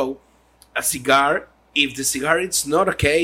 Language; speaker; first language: English; non-native, learner; Spanish